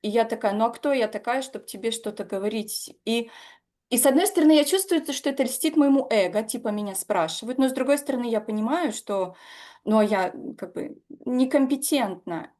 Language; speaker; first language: Russian; native; Russian